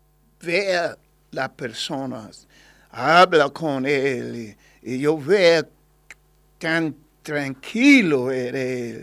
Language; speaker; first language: Spanish; non-native, learner; English